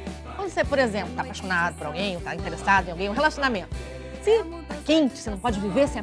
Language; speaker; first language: Portuguese; native; Portuguese